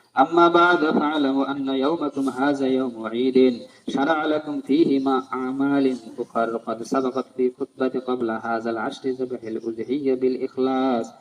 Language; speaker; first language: Arabic; non-native, fluent; Bangla